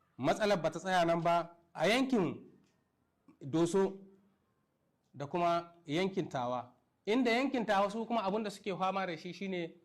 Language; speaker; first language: Hausa; non-native, local second language; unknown